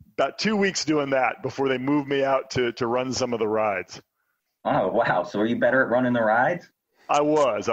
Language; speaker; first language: English; native; English